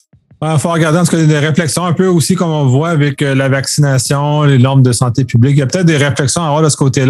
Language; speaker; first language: French; native; French